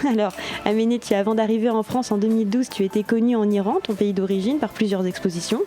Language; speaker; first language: French; native; French